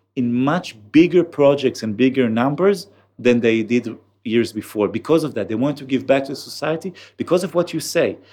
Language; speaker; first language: English; non-native, fluent; Hebrew